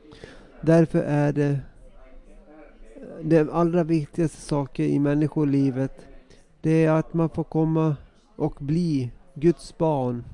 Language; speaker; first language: Swedish; non-native, local second language; Finnish